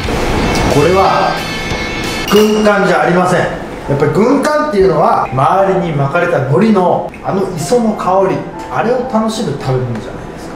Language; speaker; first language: Japanese; native; Japanese